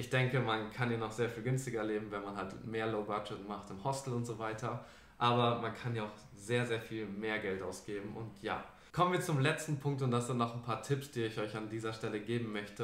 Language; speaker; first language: German; native; German